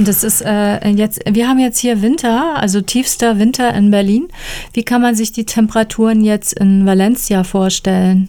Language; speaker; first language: German; native; German